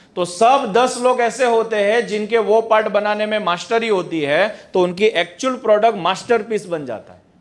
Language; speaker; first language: Hindi; non-native, local second language; Gujarati